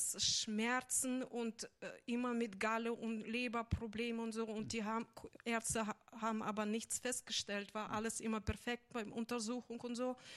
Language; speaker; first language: German; non-native, fluent; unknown